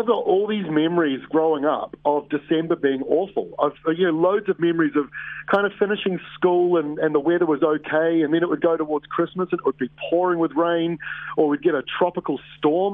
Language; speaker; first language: English; native; English